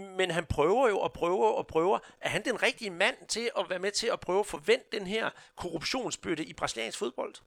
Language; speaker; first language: Danish; non-native, fluent; Portuguese